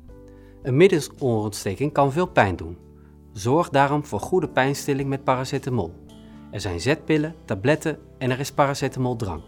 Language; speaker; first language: Dutch; native; Dutch